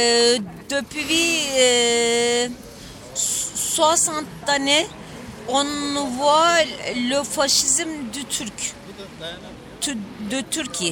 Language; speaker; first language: French; non-native, learner; Turkish